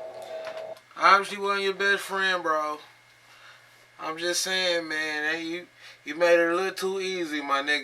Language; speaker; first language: English; native; English